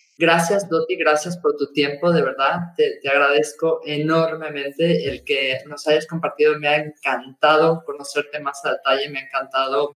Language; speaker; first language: Spanish; native; Spanish